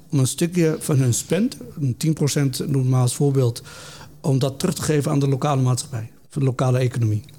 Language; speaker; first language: Dutch; native; Dutch